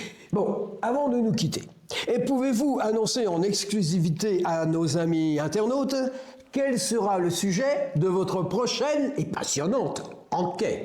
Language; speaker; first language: French; native; French